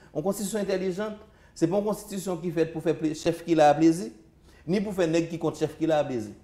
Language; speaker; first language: French; non-native, local second language; Haitian Creole